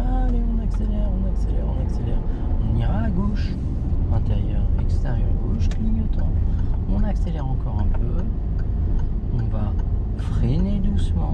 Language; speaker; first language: French; native; French